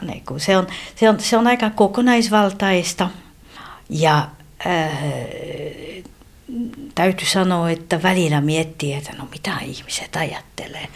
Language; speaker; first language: Finnish; non-native, fluent; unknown